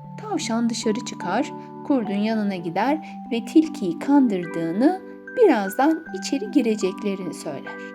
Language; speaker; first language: Turkish; native; Turkish